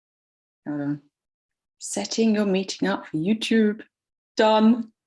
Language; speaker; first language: English; native; English